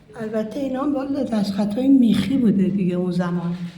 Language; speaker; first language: Persian; native; Persian